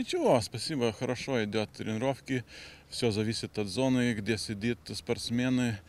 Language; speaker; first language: Russian; non-native, learner; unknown